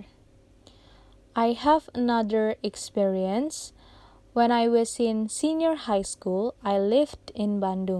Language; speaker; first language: English; non-native, fluent; Indonesian